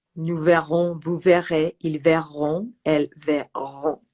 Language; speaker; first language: French; non-native, fluent; Persian